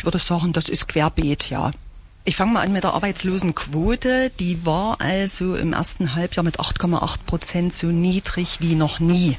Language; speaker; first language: German; native; German